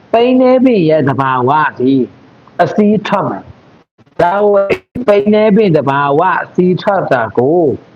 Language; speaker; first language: Burmese; non-native, local second language; Mon